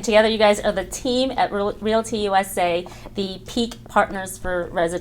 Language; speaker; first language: English; native; English